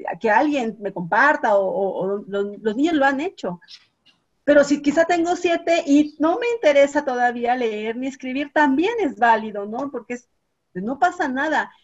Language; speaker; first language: Spanish; native; Spanish